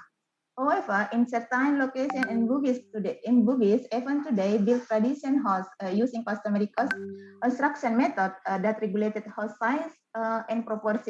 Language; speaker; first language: English; non-native, learner; Indonesian